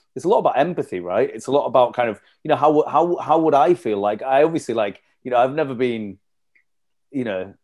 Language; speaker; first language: English; native; English